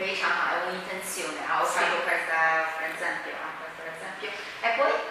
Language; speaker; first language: Italian; non-native, fluent; Chinese